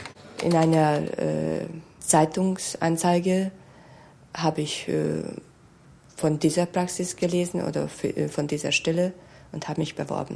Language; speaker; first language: German; non-native, fluent; Hungarian